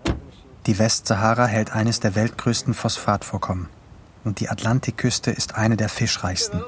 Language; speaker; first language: German; native; German